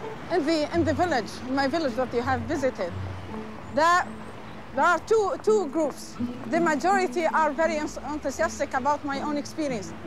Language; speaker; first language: English; non-native, fluent; Arabic